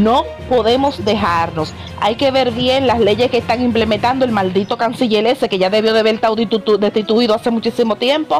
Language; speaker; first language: Spanish; native; Spanish